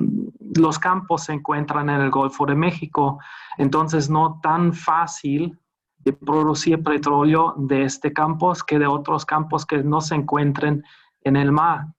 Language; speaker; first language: Spanish; non-native, fluent; German